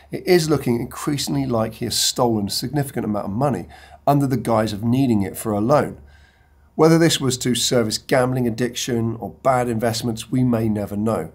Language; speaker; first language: English; native; English